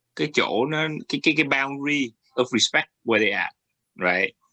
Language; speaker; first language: Vietnamese; early bilingual, heritage; Vietnamese